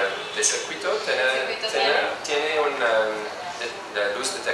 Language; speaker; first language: Spanish; non-native, learner; French